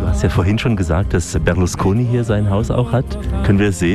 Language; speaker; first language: German; native; German